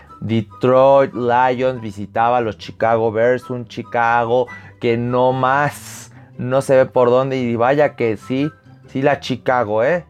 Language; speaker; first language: Spanish; native; Spanish